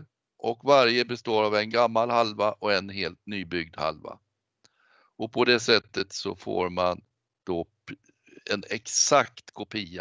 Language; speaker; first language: Swedish; native; Swedish